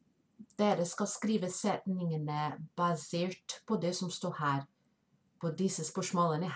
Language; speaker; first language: Norwegian; non-native, fluent; Spanish